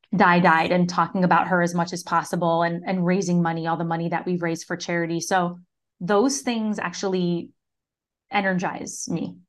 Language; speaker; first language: English; native; English